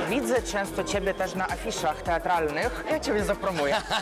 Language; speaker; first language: Polish; non-native, fluent; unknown